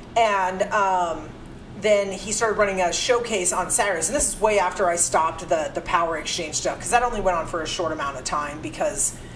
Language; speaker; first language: English; native; English